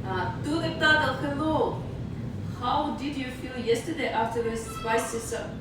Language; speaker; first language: English; non-native, learner; Russian